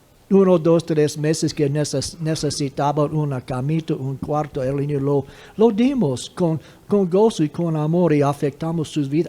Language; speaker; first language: Spanish; non-native, fluent; English